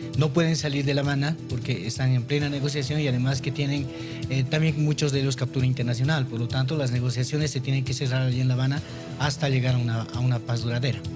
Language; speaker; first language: Spanish; native; Spanish